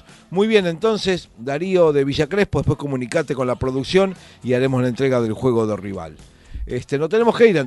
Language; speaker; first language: Spanish; native; Spanish